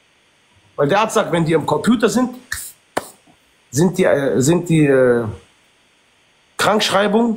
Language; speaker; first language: German; early bilingual, other home language; Arabic